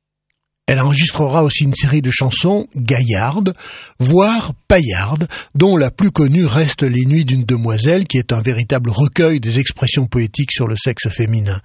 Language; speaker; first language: French; native; French